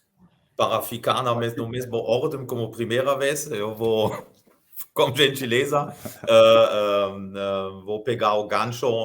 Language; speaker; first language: Portuguese; non-native, fluent; German